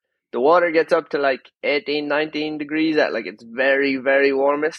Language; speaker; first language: English; native; English